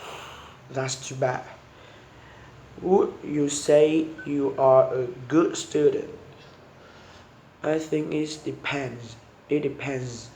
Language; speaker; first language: English; non-native, learner; Vietnamese